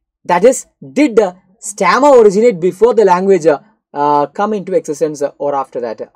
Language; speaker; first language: English; non-native, local second language; Malayalam